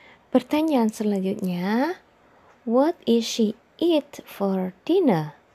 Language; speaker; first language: English; non-native, fluent; Indonesian